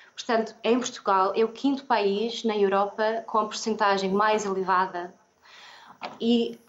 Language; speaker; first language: Portuguese; non-native, fluent; English